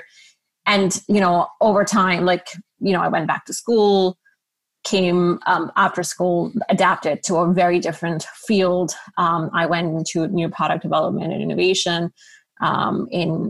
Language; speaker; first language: English; non-native, local second language; Urdu